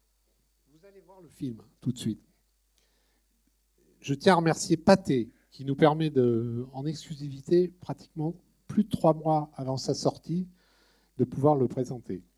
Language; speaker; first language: French; native; French